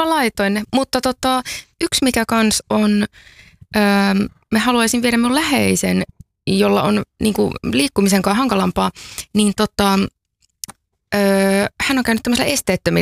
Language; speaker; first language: Finnish; native; Finnish